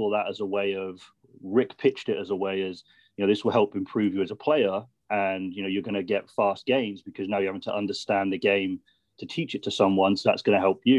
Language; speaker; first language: English; native; English